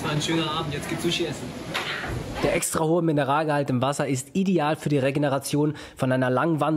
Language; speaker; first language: German; native; German